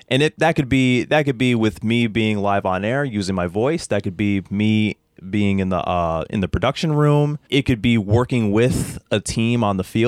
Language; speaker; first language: English; native; English